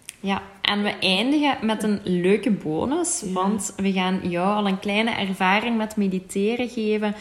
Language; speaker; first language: Dutch; native; Dutch